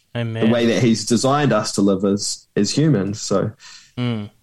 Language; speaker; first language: English; native; English